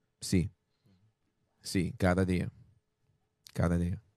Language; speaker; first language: Spanish; non-native, learner; English